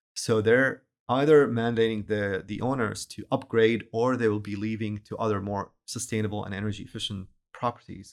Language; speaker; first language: English; non-native, fluent; Arabic